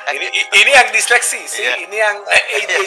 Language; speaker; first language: Indonesian; non-native, fluent; Hebrew